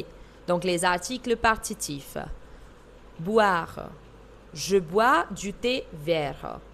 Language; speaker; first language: French; non-native, fluent; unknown